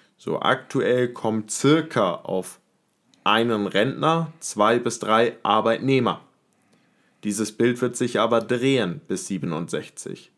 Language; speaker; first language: German; native; German